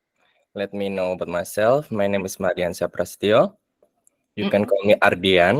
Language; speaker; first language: English; non-native, learner; Indonesian